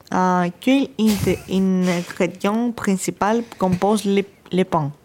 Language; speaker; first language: French; non-native, learner; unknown